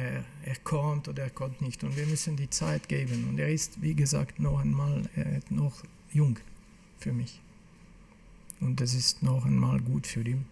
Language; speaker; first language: German; non-native, fluent; French